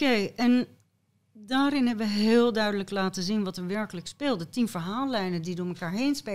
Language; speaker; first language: Dutch; native; Dutch